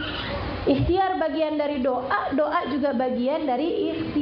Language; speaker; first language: Indonesian; native; Indonesian